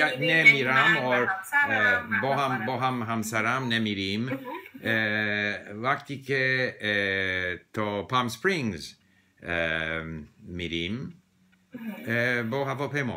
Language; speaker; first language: Persian; non-native, learner; English